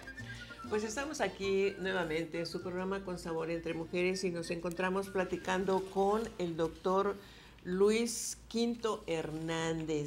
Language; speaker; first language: Spanish; native; Spanish